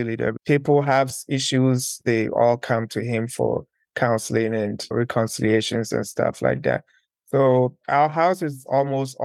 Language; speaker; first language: English; non-native, local second language; Akan